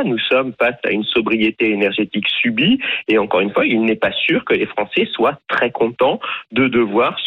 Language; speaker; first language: French; native; French